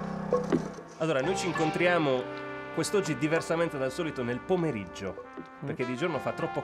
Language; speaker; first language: Italian; native; Italian